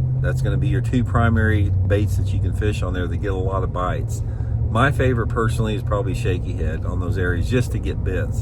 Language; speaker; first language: English; native; English